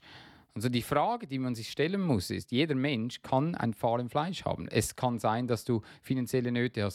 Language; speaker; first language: German; non-native, fluent; English